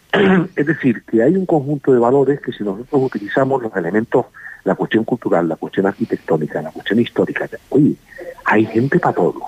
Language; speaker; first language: Spanish; native; Spanish